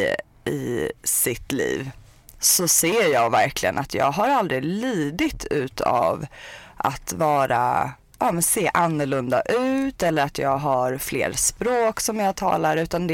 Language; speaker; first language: Swedish; early bilingual, other home language; Persian